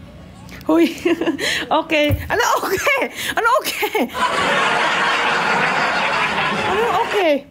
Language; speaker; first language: Filipino; non-native, learner; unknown